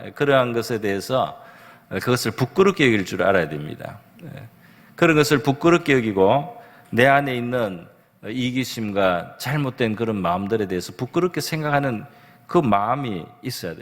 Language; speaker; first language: Korean; native; Korean